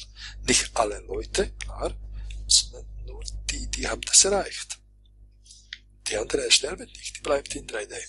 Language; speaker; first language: German; non-native, fluent; Croatian